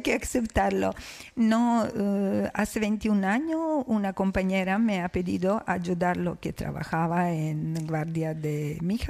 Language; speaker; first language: Spanish; non-native, fluent; Croatian